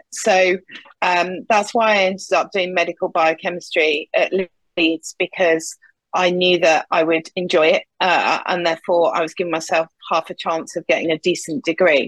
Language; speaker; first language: English; native; English